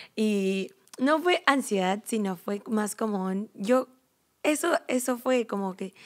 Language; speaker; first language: Spanish; native; Spanish